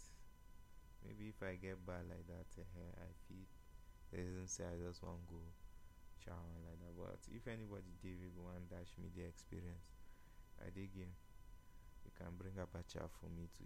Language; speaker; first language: English; non-native, local second language; Igbo